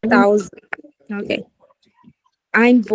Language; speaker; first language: German; non-native, learner; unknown